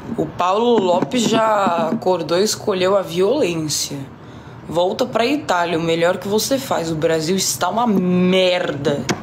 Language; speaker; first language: Portuguese; native; Portuguese